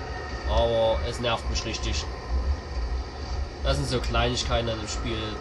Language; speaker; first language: German; native; German